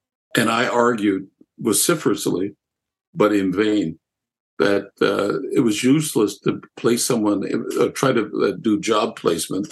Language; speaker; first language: English; native; English